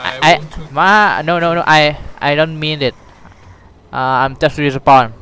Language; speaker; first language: English; non-native, learner; Thai